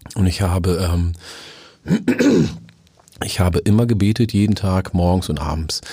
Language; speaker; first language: German; early bilingual, other home language; Oromo